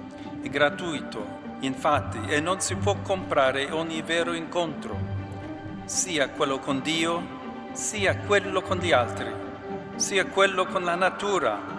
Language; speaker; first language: Italian; non-native, fluent; English